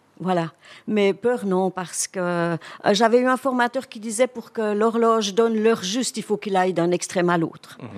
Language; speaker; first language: French; native; French